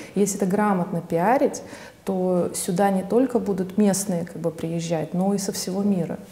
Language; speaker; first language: Russian; native; Russian